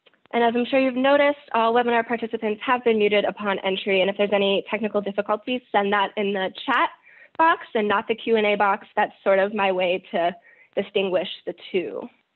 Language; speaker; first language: English; native; English